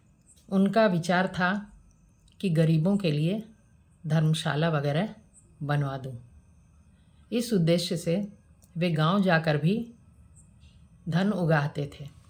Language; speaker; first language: Hindi; native; Hindi